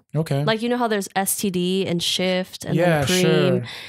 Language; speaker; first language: English; native; English